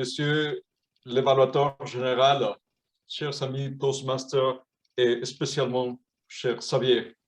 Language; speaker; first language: French; non-native, fluent; Spanish